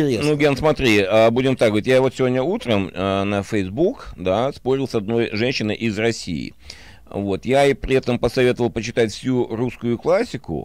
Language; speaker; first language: Russian; native; Russian